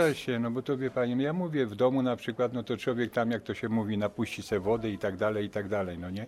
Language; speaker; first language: Polish; native; Polish